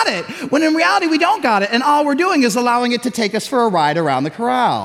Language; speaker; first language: English; native; English